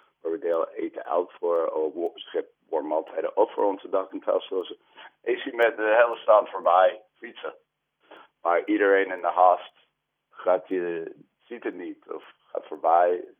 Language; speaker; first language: Dutch; non-native, fluent; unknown